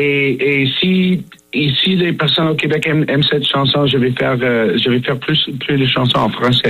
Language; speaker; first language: French; non-native, fluent; English